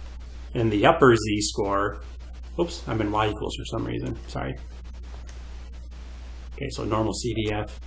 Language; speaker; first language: English; native; English